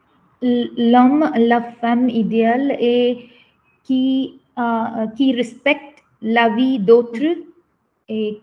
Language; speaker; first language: French; non-native, learner; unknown